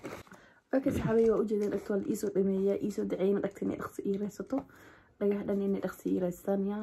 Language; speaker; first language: German; non-native, learner; Somali